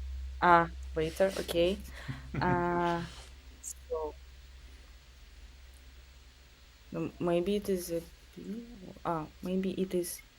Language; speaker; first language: English; non-native, learner; Russian